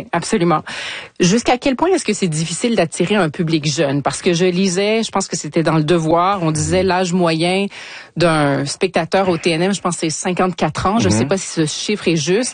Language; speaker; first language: French; native; French